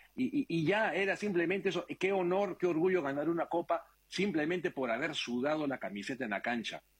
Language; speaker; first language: Spanish; native; Spanish